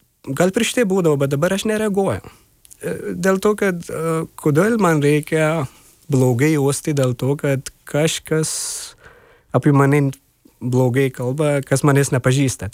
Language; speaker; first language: Lithuanian; non-native, fluent; Urdu